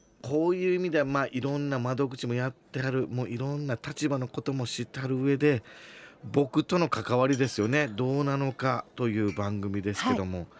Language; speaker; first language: Japanese; native; Japanese